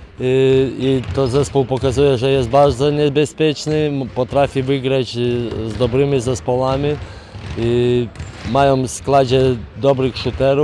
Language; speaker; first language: Polish; non-native, fluent; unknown